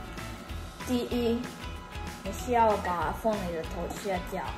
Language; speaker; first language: Chinese; early bilingual, heritage; Chinese